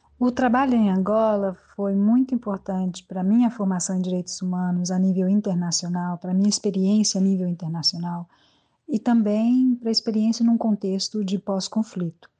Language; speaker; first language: Portuguese; native; Portuguese